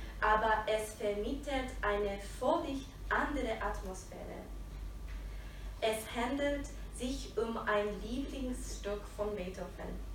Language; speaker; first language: German; non-native, fluent; Japanese